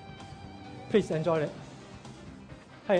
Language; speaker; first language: English; non-native, local second language; Cantonese